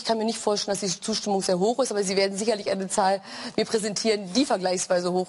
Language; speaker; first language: German; native; German